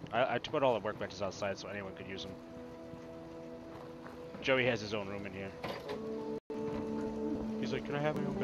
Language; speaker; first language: English; native; English